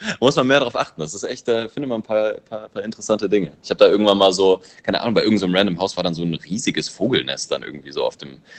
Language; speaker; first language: German; early bilingual, other home language; English